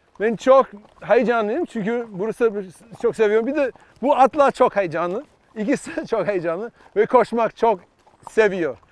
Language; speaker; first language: Turkish; non-native, learner; English